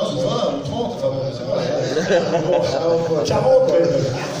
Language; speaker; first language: French; native; French